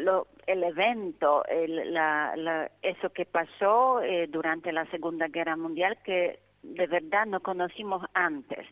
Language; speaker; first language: Spanish; non-native, fluent; Polish